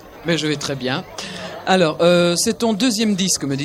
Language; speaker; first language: French; native; French